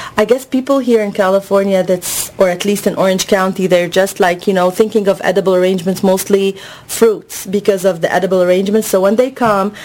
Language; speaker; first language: English; non-native, fluent; Arabic